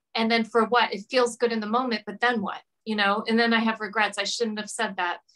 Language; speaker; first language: English; native; English